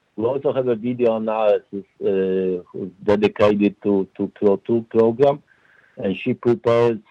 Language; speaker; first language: English; non-native, fluent; Polish